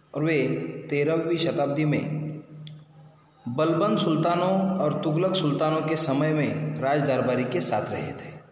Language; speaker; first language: Hindi; non-native, local second language; Marathi